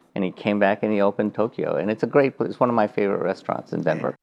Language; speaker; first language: English; early bilingual, other home language; Japanese